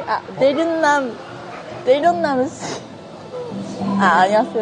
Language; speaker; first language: Korean; non-native, learner; Japanese